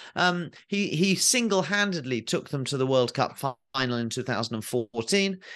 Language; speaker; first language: English; native; English